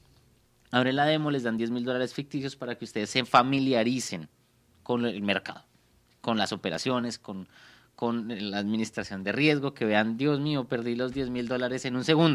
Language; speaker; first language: Spanish; native; Spanish